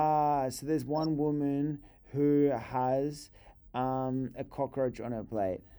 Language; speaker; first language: English; non-native, learner; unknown